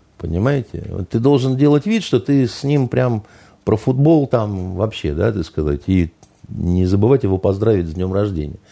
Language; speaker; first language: Russian; native; Russian